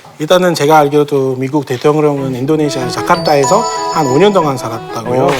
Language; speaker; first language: Korean; non-native, fluent; Indonesian